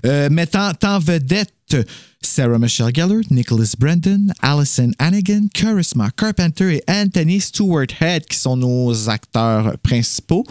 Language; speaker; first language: French; native; French